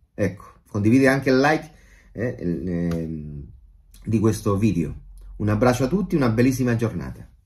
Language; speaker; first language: Italian; non-native, fluent; Spanish